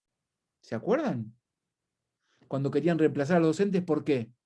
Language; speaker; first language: Spanish; native; Spanish